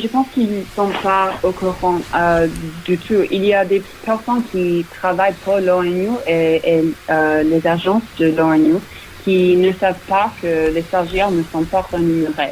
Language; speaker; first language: French; non-native, fluent; English